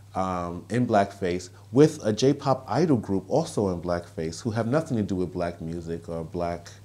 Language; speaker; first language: English; native; English